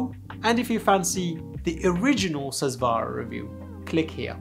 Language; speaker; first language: English; native; English